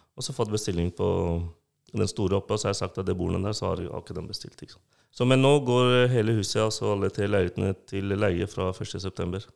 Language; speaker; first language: Norwegian; non-native, local second language; Urdu